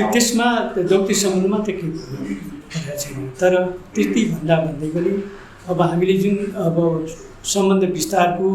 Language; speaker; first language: Nepali; native; Nepali